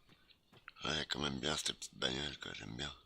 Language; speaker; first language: French; native; French